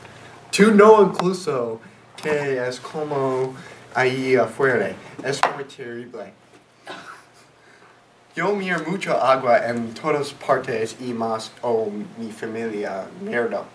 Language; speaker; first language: Spanish; non-native, learner; English